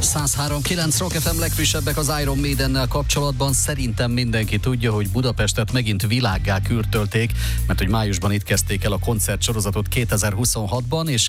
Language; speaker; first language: Hungarian; native; Hungarian